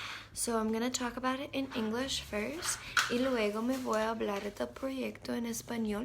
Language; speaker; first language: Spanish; non-native, learner; English